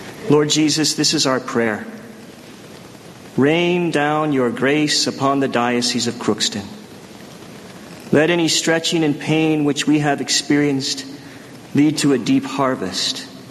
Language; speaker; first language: English; native; English